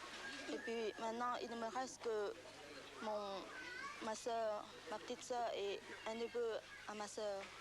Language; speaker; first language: French; non-native, local second language; Khmer